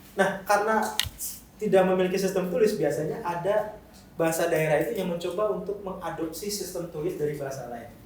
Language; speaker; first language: Indonesian; non-native, local second language; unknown